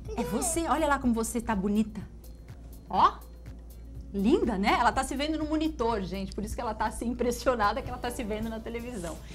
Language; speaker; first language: Portuguese; native; Portuguese